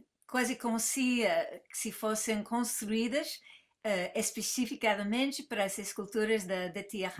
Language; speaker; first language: Portuguese; non-native, fluent; English